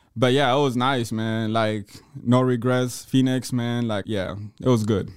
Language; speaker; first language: English; early bilingual, other home language; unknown